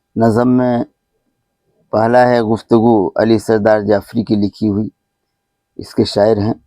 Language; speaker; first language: Urdu; native; Urdu